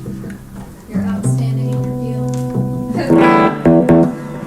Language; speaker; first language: English; native; English